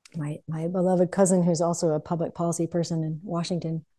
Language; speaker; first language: English; native; English